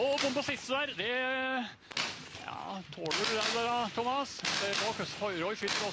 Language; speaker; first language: Norwegian; native; Norwegian